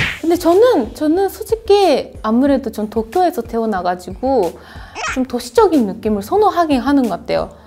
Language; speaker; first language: Korean; non-native, fluent; Japanese